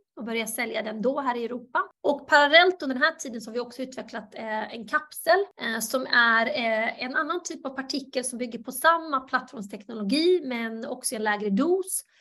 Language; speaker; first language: Swedish; early bilingual, other home language; Bosnian